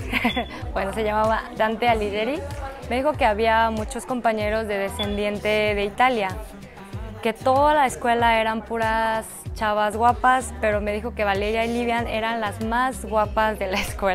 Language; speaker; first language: Spanish; non-native, fluent; Korean